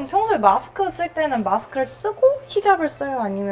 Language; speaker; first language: Korean; native; Korean